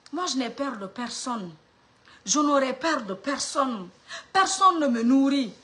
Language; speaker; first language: French; non-native, local second language; Mandingo